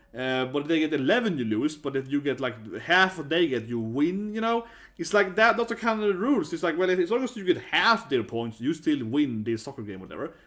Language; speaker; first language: English; non-native, fluent; Swedish